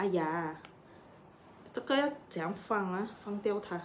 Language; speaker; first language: Chinese; non-native, local second language; Malay